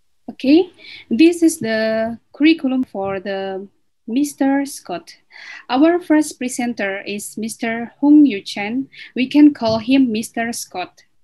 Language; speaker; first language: English; non-native, fluent; Indonesian